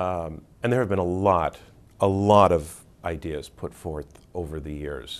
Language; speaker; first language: English; native; English